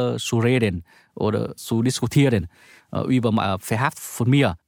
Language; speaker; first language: German; non-native, learner; Vietnamese